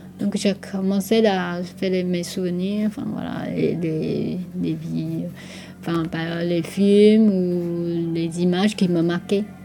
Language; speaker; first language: French; non-native, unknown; Min Nan Chinese